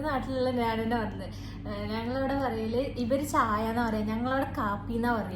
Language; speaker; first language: Malayalam; native; Malayalam